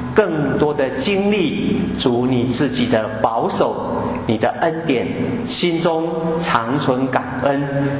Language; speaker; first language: Chinese; native; Chinese